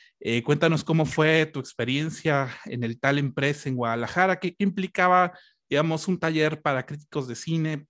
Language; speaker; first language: Spanish; native; Spanish